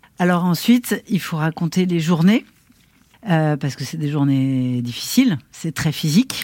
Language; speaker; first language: French; native; French